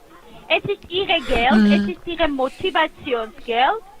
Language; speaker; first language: German; non-native, fluent; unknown